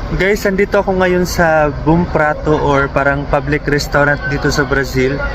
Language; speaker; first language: Filipino; native; Filipino